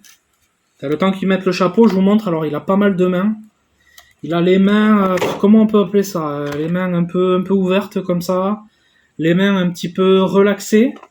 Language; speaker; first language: French; native; French